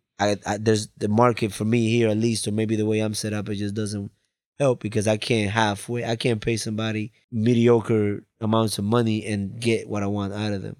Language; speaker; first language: English; early bilingual, other home language; Spanish